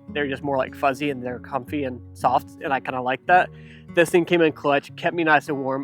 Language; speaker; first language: English; native; English